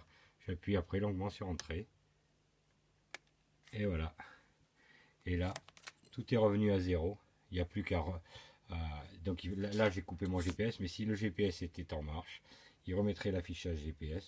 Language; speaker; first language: French; native; French